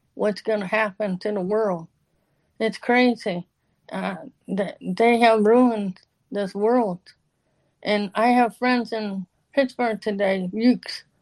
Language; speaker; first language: English; native; English